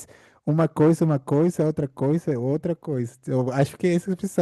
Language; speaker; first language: Portuguese; non-native, fluent; Spanish